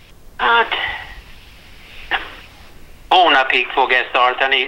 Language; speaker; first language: Hungarian; early bilingual, heritage; Hungarian